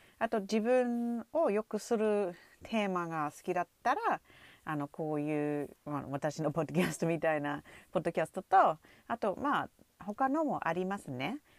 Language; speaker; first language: Japanese; non-native, fluent; English